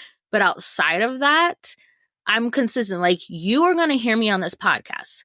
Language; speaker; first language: English; native; English